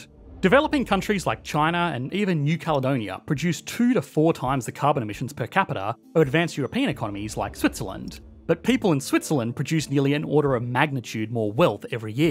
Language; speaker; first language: English; native; English